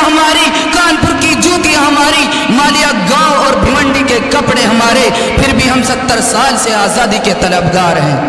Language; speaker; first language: Urdu; native; Urdu